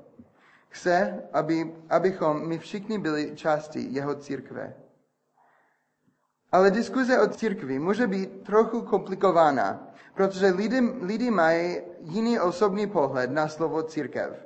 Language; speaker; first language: Czech; non-native, fluent; English